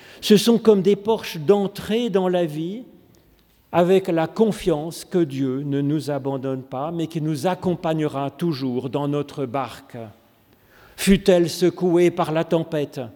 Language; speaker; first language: French; native; French